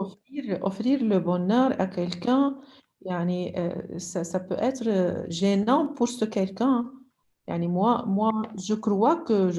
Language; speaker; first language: French; non-native, local second language; Arabic